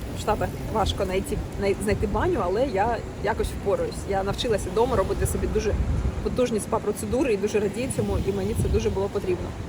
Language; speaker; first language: Ukrainian; non-native, local second language; Russian